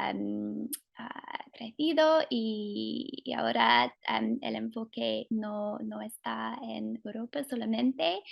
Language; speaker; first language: Spanish; non-native, fluent; English